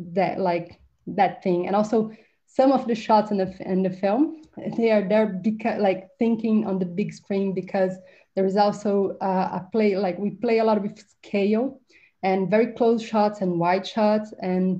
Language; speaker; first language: English; non-native, fluent; Portuguese